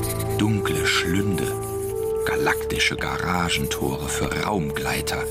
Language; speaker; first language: German; native; German